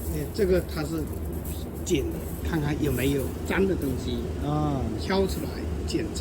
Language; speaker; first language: Chinese; native; Chinese